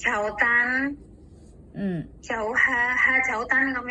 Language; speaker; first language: Cantonese; non-native, learner; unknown